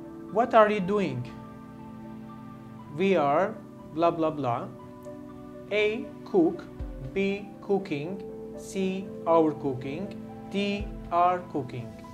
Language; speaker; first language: English; non-native, fluent; Turkish